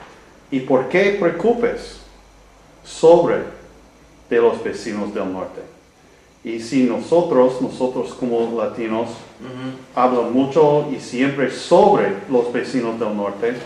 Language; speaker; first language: Spanish; non-native, learner; English